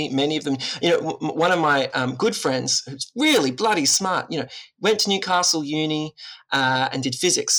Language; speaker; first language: English; native; English